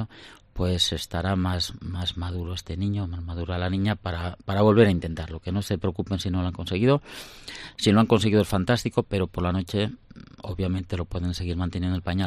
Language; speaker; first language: Spanish; native; Spanish